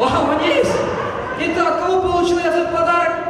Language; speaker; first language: Russian; non-native, local second language; Uyghur